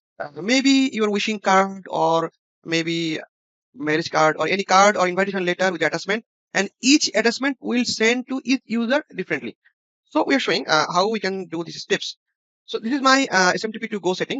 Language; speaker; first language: English; non-native, local second language; Bangla